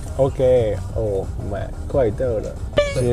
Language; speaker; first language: Chinese; non-native, learner; Japanese